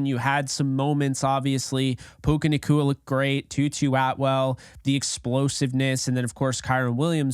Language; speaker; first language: English; native; English